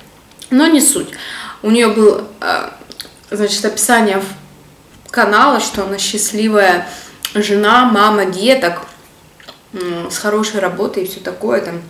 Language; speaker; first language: Russian; native; Russian